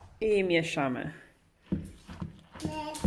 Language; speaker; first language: Polish; non-native, learner; English